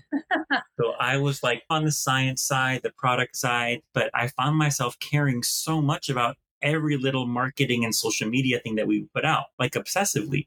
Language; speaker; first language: English; native; English